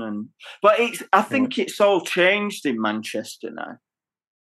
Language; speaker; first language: English; native; English